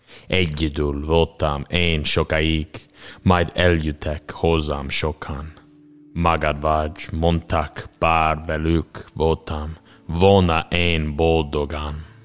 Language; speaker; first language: Hungarian; non-native, learner; English